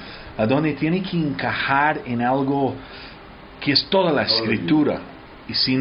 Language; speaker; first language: Spanish; early bilingual, heritage; Spanish